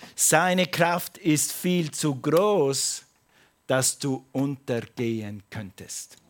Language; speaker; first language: German; non-native, fluent; English